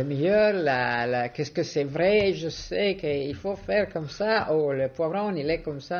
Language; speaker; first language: French; non-native, fluent; Italian